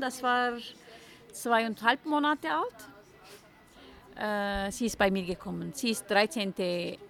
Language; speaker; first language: German; non-native, learner; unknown